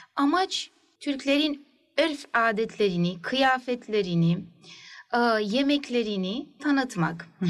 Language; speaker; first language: Turkish; early bilingual, heritage; Turkish